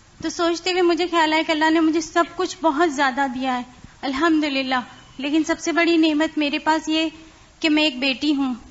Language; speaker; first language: Urdu; non-native, fluent; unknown